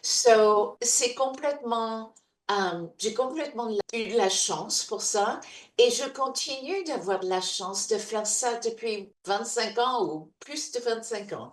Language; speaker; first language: French; non-native, fluent; English